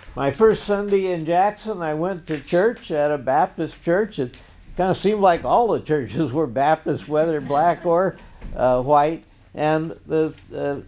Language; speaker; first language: English; native; English